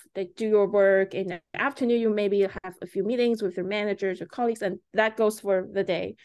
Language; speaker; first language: English; early bilingual, other home language; Chinese